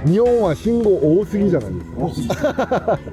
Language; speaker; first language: Japanese; non-native, fluent; Korean